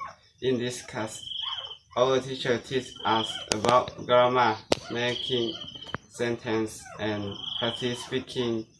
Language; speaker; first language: English; non-native, learner; Lao